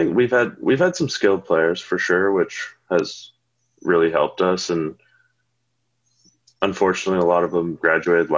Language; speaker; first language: English; native; English